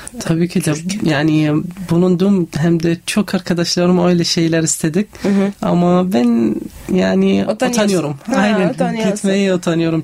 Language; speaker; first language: Turkish; non-native, learner; Arabic